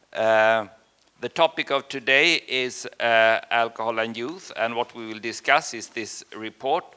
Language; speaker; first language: English; non-native, fluent; Swedish